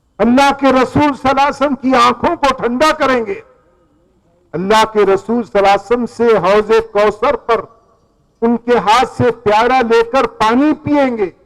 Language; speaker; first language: Urdu; native; Urdu